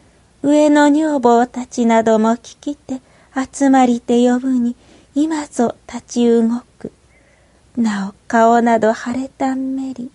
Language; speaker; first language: Japanese; native; Japanese